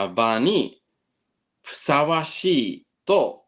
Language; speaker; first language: Japanese; non-native, fluent; English